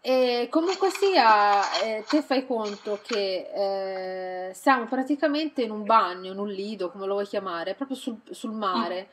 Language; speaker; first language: Italian; native; Italian